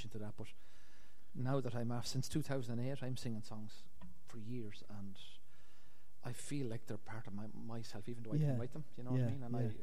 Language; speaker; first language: English; native; English